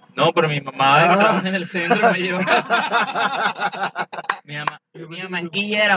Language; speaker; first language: Spanish; native; Spanish